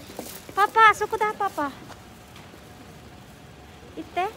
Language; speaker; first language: Japanese; non-native, fluent; Filipino